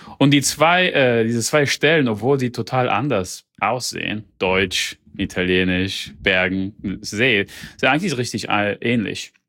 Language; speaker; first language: German; early bilingual, heritage; Italian